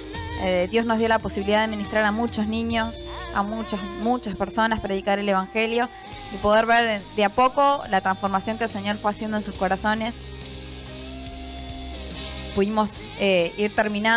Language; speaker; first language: Spanish; native; Spanish